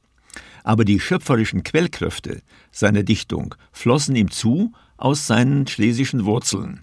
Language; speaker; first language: German; native; German